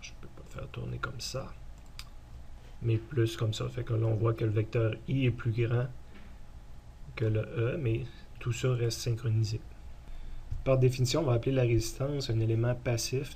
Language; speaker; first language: French; native; French